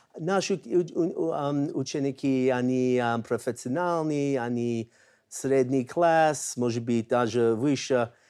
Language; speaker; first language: Russian; non-native, learner; English